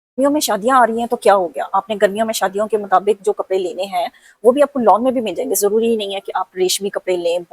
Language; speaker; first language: Urdu; non-native, local second language; Punjabi